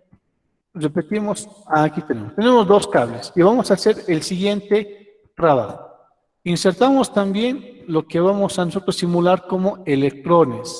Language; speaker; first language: Spanish; native; Spanish